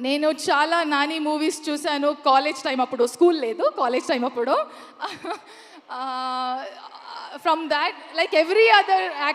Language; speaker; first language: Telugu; non-native, learner; Kannada